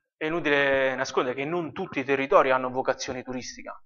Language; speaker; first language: Italian; native; Italian